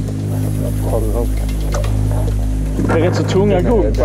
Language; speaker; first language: Swedish; native; Swedish